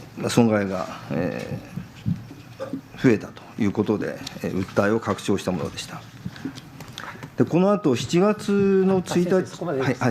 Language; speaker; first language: Japanese; native; Japanese